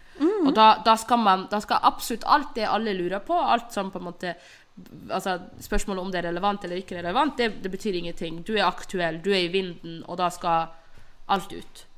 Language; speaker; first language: Norwegian; early bilingual, other home language; Somali